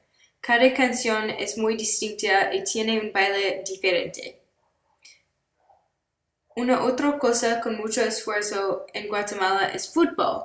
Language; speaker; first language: Spanish; non-native, learner; English